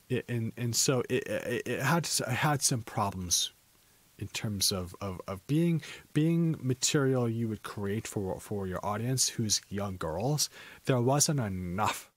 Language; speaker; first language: English; native; English